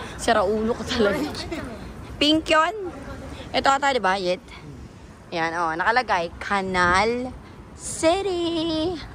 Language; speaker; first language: Filipino; native; Filipino